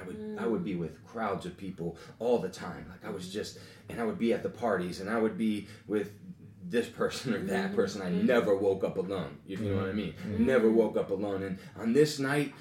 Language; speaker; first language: English; native; English